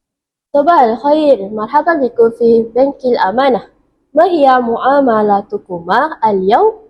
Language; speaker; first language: Arabic; non-native, learner; Malay